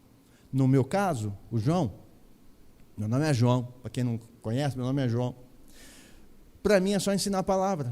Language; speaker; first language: Portuguese; native; Portuguese